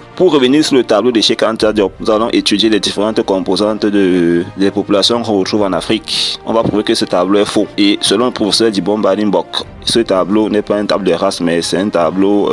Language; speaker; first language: French; non-native, local second language; Kongo